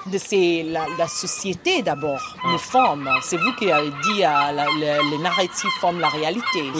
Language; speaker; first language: French; non-native, learner; Igbo